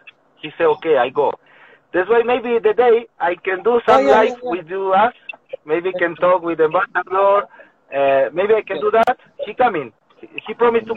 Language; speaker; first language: English; non-native, learner; Spanish